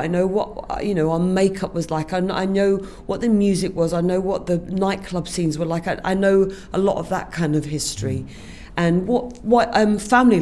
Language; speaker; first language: English; native; English